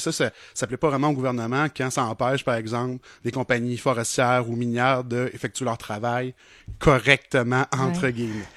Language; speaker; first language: French; native; French